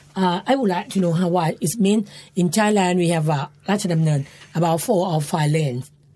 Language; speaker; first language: English; non-native, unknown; Thai